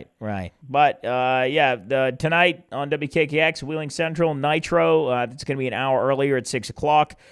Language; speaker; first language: English; native; English